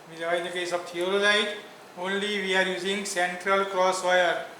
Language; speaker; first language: English; non-native, local second language; Gujarati